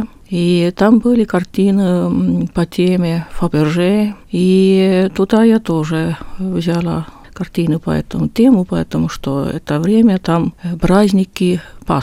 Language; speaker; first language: Russian; non-native, local second language; Estonian